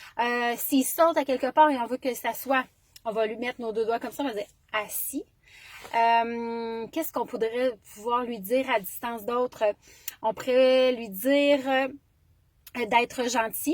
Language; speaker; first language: French; native; French